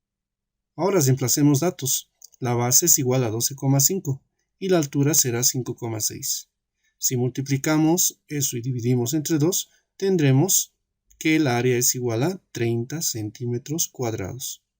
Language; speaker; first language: Spanish; native; Spanish